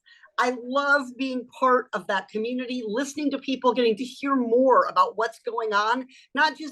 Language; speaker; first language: English; native; English